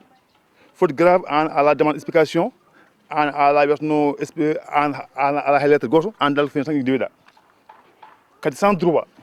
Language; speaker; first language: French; non-native, learner; Fula